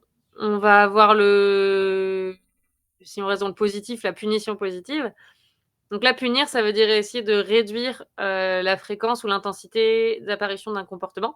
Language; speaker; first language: French; native; French